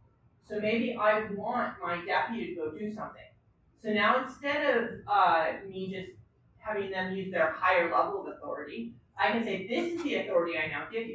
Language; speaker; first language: English; native; English